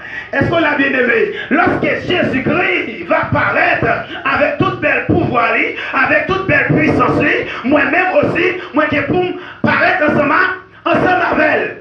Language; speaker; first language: French; non-native, local second language; Haitian Creole